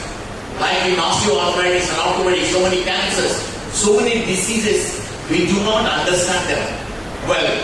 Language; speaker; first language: English; non-native, local second language; Telugu